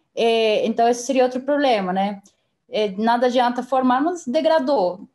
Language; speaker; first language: Portuguese; non-native, fluent; Spanish